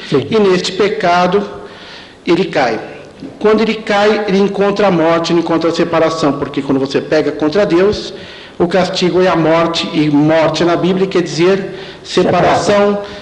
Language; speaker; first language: Portuguese; native; Portuguese